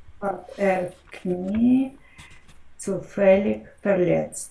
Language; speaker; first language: German; non-native, learner; Ukrainian